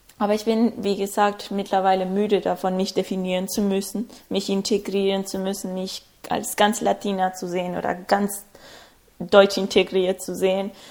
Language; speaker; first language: German; non-native, fluent; Spanish